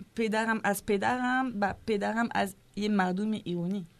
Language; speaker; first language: Persian; non-native, learner; French